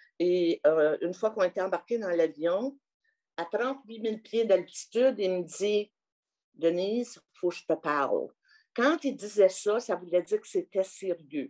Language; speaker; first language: French; native; French